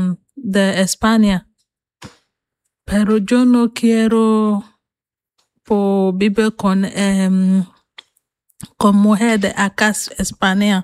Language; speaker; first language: Spanish; non-native, learner; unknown